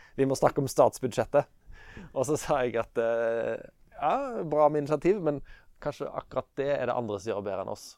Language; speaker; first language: Norwegian; native; Norwegian